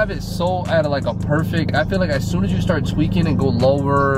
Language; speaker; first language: English; native; English